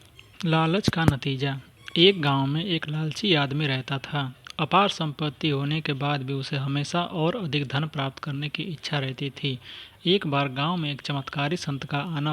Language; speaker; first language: Hindi; native; Hindi